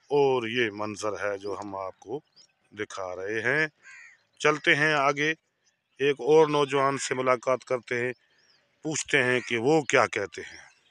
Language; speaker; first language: Urdu; non-native, local second language; Sindhi